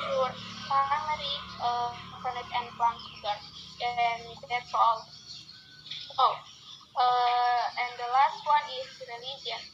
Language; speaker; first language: English; non-native, learner; Indonesian